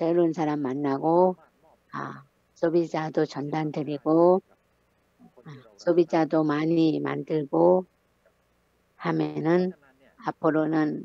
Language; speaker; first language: Korean; non-native, learner; Thai